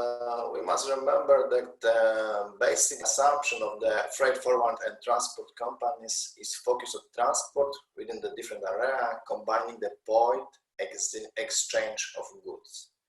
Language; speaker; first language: English; non-native, learner; Polish